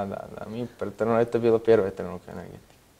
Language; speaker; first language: Russian; non-native, learner; Serbian